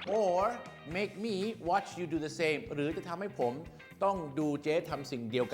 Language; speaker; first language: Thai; native; Thai